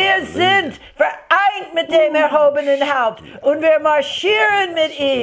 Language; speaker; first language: German; non-native, fluent; English